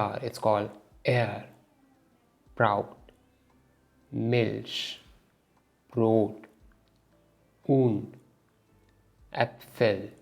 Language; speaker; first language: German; non-native, learner; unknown